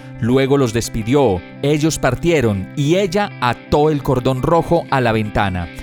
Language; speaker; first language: Spanish; native; Spanish